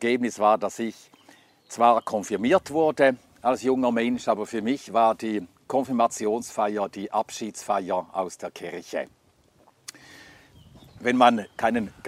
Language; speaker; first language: German; non-native, fluent; Swedish